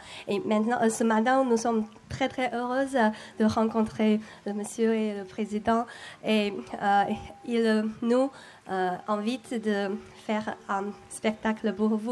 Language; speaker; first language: French; non-native, learner; Chinese